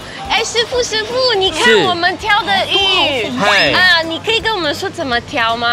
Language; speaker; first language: Chinese; non-native, fluent; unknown